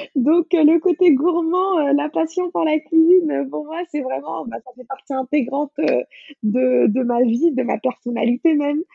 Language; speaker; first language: French; non-native, local second language; Wolof